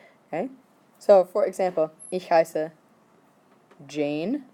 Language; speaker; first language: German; non-native, fluent; English